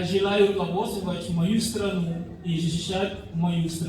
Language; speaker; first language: Russian; non-native, fluent; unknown